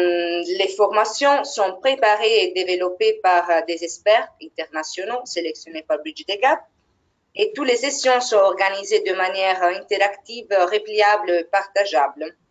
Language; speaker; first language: French; non-native, fluent; Italian